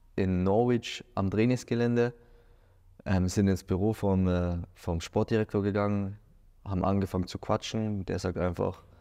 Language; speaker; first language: German; native; German